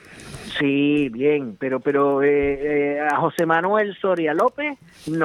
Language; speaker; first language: Spanish; native; Spanish